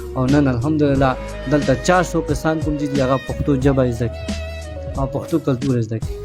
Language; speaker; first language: Pashto; non-native, local second language; Northern Hindko